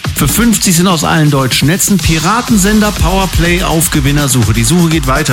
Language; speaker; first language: German; native; German